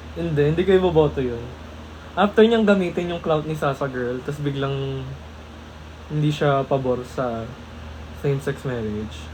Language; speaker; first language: Filipino; native; Filipino